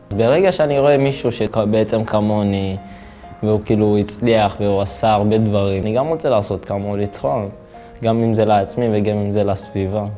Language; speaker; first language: Hebrew; early bilingual, other home language; Amharic